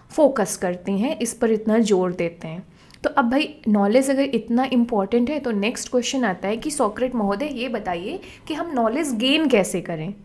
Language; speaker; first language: Hindi; native; Hindi